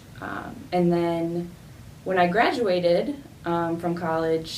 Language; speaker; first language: English; native; English